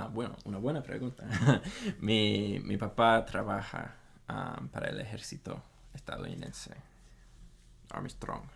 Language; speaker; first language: Spanish; non-native, fluent; English